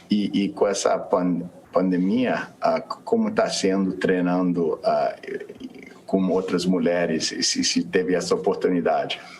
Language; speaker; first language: Portuguese; non-native, fluent; English